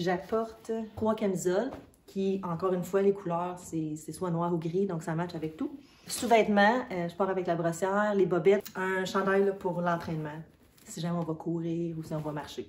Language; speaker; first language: French; native; French